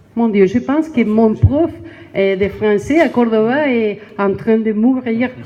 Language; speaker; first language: French; non-native, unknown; Spanish